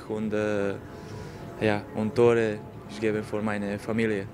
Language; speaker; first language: German; non-native, learner; Serbian